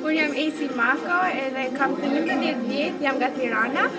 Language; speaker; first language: Albanian; early bilingual, other home language; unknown